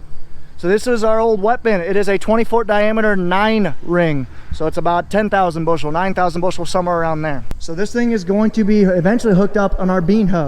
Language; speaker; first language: English; native; English